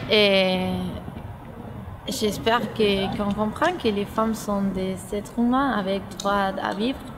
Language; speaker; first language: French; non-native, fluent; Spanish